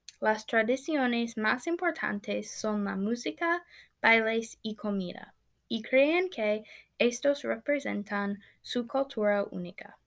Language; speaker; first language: Spanish; non-native, learner; English